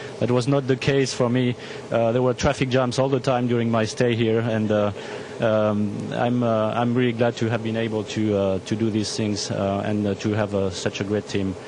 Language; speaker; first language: English; non-native, fluent; French